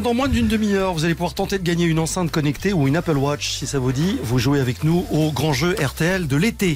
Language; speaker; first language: French; native; French